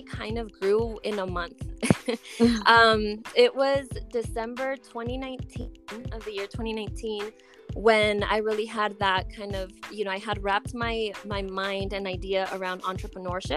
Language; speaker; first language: English; native; English